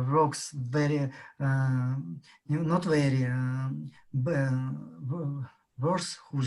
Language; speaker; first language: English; non-native, learner; Russian